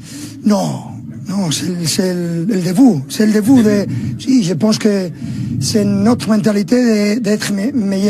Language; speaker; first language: French; non-native, learner; Spanish